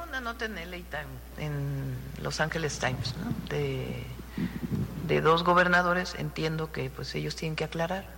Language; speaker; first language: Spanish; native; Spanish